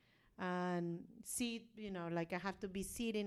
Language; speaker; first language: English; non-native, learner; Spanish